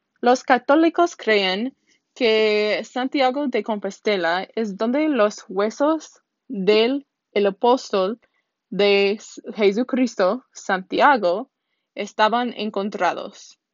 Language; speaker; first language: Spanish; non-native, learner; English